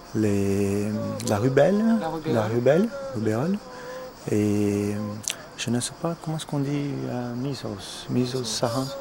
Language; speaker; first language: French; non-native, fluent; Portuguese